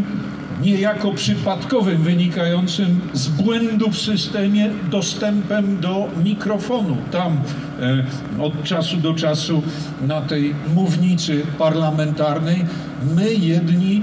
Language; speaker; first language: Polish; native; Polish